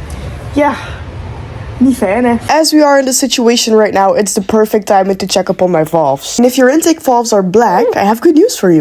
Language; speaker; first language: English; non-native, fluent; Dutch